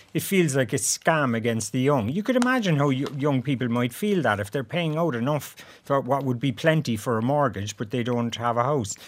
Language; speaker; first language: English; native; English